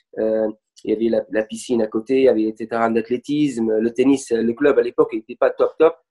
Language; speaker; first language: French; non-native, local second language; Arabic